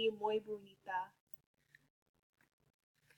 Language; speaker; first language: Spanish; non-native, learner; English